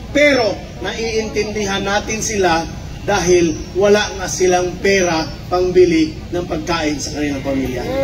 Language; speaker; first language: Filipino; non-native, local second language; Cebuano